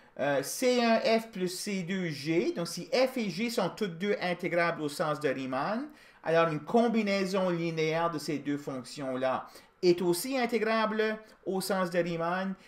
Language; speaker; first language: French; native; French